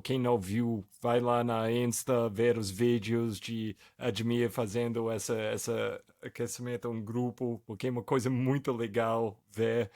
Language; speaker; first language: Portuguese; non-native, fluent; English